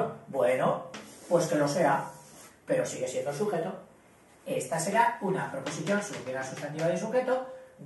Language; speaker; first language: Spanish; native; Spanish